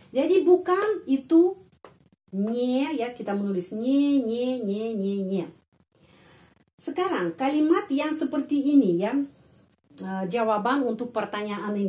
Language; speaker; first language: Indonesian; non-native, fluent; Russian